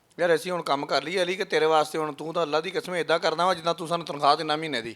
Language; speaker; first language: Punjabi; native; Punjabi